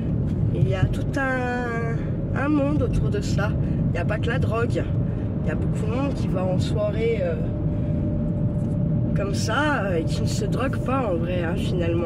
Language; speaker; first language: French; native; French